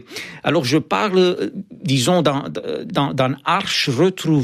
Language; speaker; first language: French; non-native, fluent; Romanian